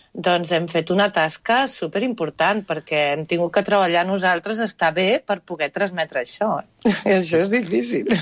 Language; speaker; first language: Catalan; non-native, local second language; Spanish